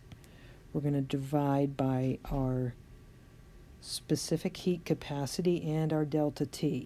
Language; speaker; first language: English; native; English